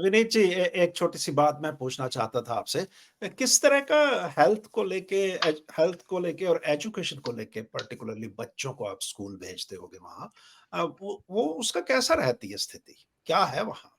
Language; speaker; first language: Hindi; native; Hindi